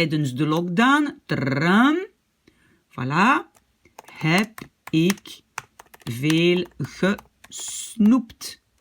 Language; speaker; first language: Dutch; non-native, fluent; French